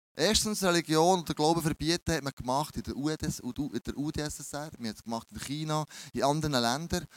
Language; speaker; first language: German; native; German